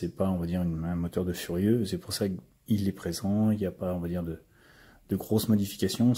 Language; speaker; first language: French; native; French